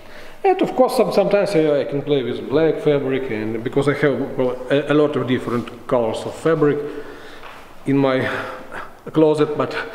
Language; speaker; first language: English; non-native, fluent; Russian